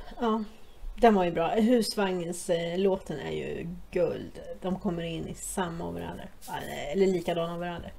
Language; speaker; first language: Swedish; native; Swedish